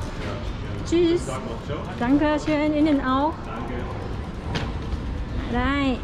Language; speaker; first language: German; non-native, learner; Vietnamese